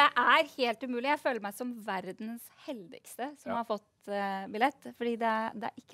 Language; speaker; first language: Norwegian; native; Norwegian